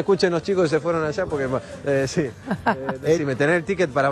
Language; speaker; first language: Spanish; native; Spanish